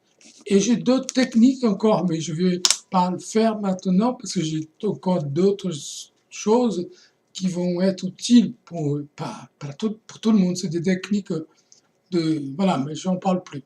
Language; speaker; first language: French; non-native, fluent; Portuguese